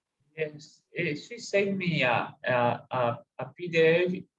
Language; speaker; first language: English; non-native, learner; Spanish